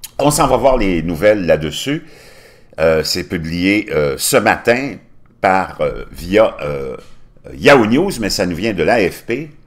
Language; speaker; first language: French; native; French